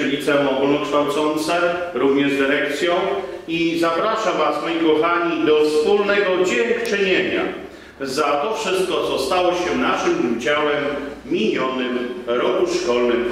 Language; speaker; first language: Polish; native; Polish